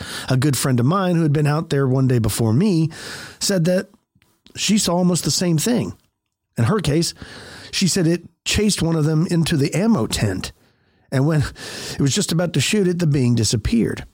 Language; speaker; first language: English; native; English